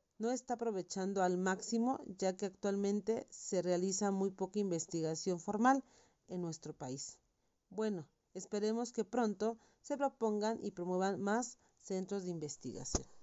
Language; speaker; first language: Spanish; native; Spanish